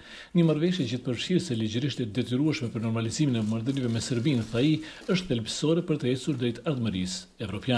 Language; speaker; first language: Albanian; native; Albanian